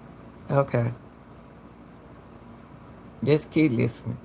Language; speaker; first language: English; native; English